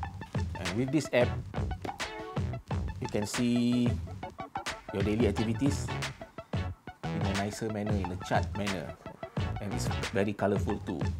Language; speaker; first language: English; non-native, local second language; Malay